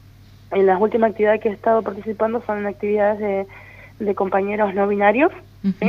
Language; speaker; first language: Spanish; native; Spanish